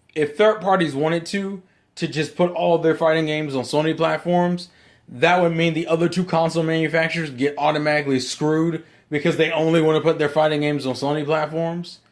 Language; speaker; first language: English; native; English